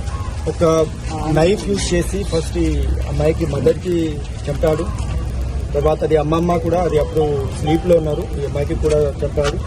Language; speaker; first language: Telugu; non-native, learner; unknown